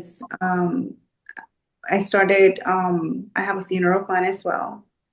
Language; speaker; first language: English; native; English